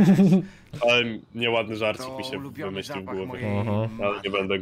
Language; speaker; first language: Polish; native; Polish